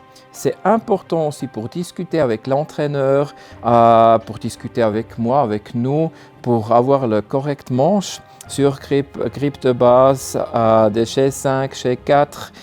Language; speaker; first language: French; non-native, learner; German